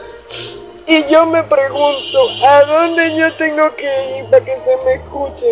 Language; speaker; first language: Spanish; native; Spanish